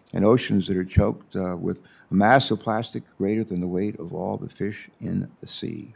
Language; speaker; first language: English; native; English